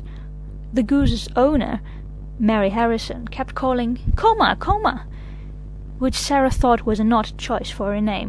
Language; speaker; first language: English; non-native, fluent; Catalan